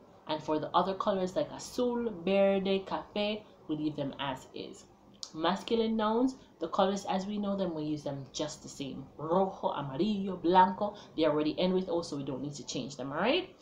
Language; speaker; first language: English; native; English